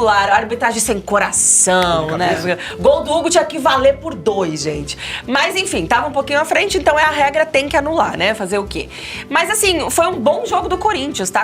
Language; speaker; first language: Portuguese; native; Portuguese